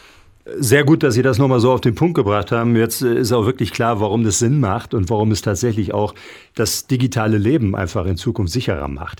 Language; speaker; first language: German; native; German